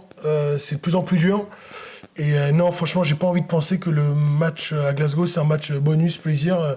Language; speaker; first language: French; native; French